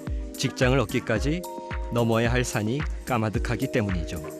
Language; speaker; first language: Korean; native; Korean